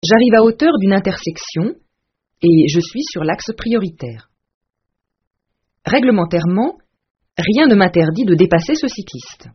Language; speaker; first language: French; native; French